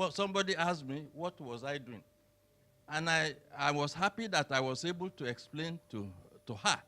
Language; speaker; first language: English; non-native, local second language; Yoruba